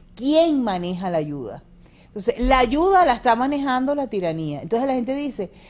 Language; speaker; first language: Spanish; native; Spanish